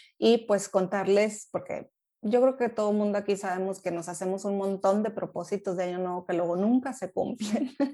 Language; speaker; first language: Spanish; native; Spanish